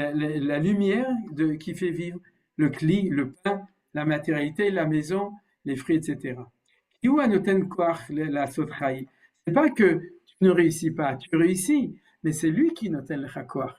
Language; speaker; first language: French; native; French